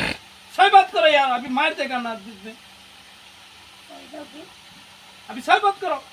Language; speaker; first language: Hindi; non-native, learner; Bangla